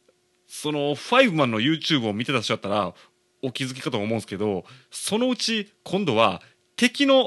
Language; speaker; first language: Japanese; native; Japanese